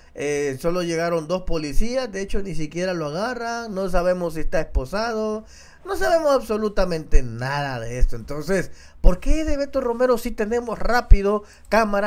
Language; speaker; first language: Spanish; native; Spanish